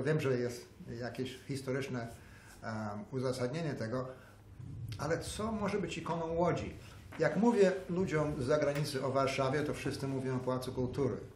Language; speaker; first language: Polish; early bilingual, heritage; Polish